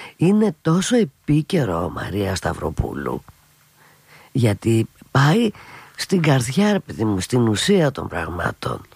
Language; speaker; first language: Greek; native; Greek